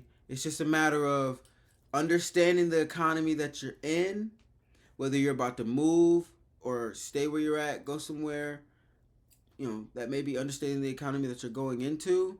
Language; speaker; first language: English; native; English